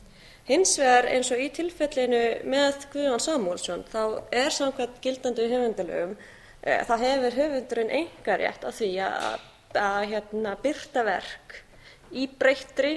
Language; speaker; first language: Icelandic; native; Icelandic